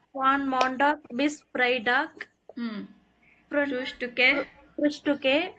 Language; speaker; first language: German; non-native, learner; Tamil